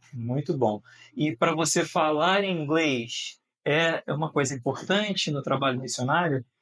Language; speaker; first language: Portuguese; native; Portuguese